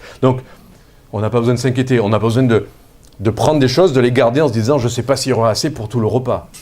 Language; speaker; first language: French; native; French